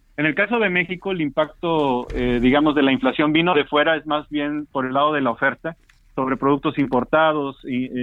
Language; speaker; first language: Spanish; native; Spanish